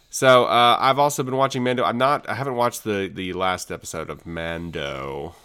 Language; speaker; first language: English; native; English